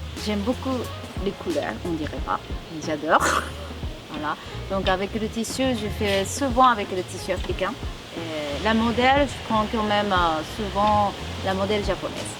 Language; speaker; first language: French; non-native, fluent; Japanese